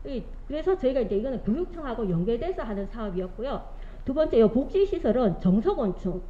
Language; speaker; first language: Korean; native; Korean